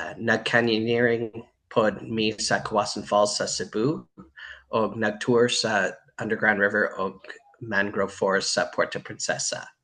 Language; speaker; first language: Cebuano; non-native, learner; English